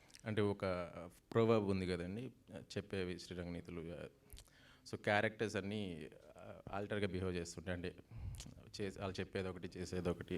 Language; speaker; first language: Telugu; native; Telugu